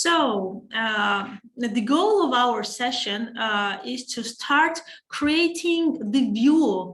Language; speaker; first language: English; non-native, fluent; Georgian